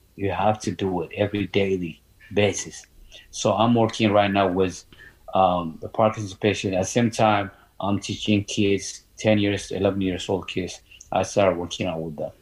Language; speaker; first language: English; non-native, learner; Amharic